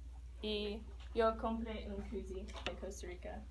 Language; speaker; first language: Spanish; non-native, learner; English